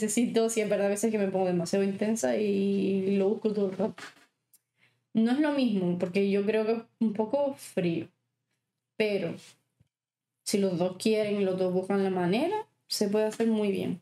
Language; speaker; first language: Spanish; native; Spanish